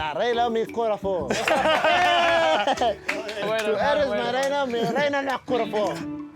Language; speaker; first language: Spanish; non-native, learner; English